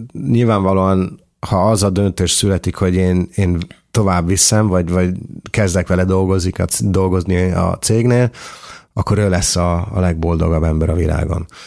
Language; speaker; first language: Hungarian; early bilingual, other home language; Italian